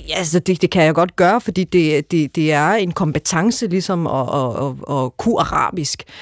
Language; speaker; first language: Danish; early bilingual, other home language; Arabic